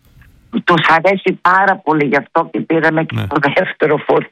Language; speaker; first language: Greek; early bilingual, heritage; Greek